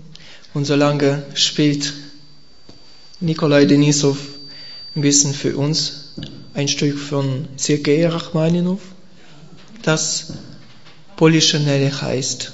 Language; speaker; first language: German; non-native, learner; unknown